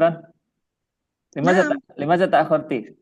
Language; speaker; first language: Arabic; non-native, fluent; Indonesian